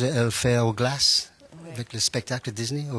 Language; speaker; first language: French; non-native, learner; English